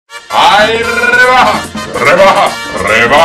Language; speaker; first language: Spanish; non-native, learner; English